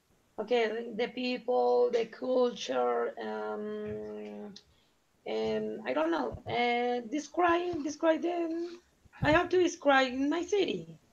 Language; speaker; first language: English; non-native, learner; Spanish